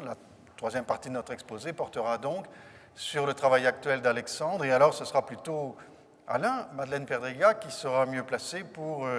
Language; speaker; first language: French; native; French